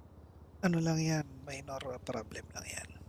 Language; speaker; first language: Filipino; native; Filipino